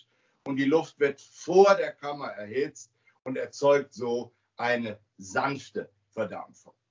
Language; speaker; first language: German; native; German